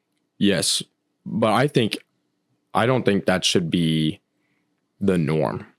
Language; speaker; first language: English; native; English